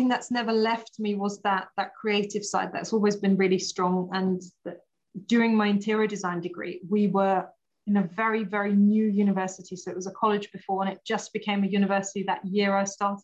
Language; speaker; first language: English; non-native, fluent; German